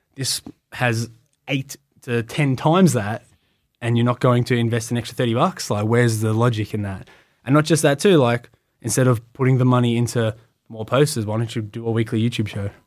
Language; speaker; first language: English; native; English